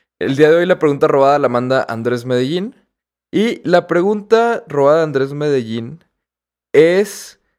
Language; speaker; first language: Spanish; native; Spanish